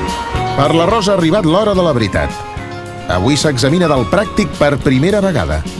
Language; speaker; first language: Catalan; native; Catalan